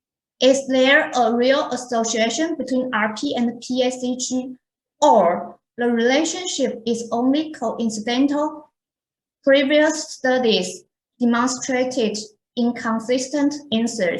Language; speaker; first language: English; non-native, fluent; Chinese